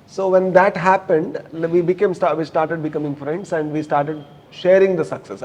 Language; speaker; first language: English; non-native, local second language; Kannada